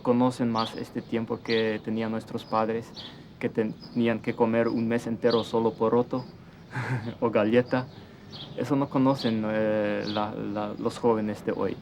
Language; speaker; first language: Spanish; early bilingual, heritage; Plautdietsch